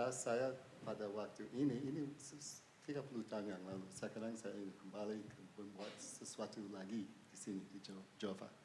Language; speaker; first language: Indonesian; non-native, fluent; English